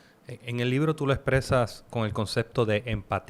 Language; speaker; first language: Spanish; native; Spanish